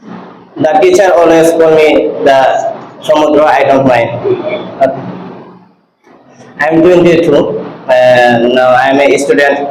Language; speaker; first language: English; non-native, learner; Bangla